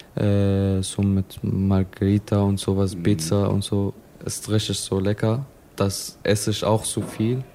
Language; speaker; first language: German; non-native, fluent; Arabic